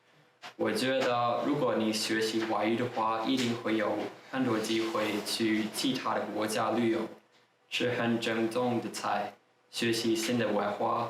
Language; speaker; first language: Chinese; non-native, fluent; English